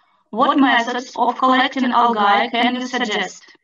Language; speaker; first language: English; non-native, learner; Ukrainian